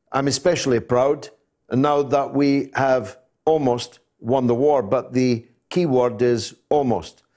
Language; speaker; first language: English; native; English